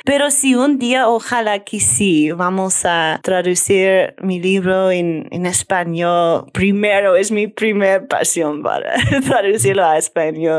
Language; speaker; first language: Spanish; non-native, learner; English